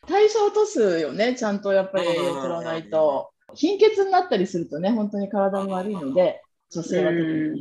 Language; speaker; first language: Japanese; native; Japanese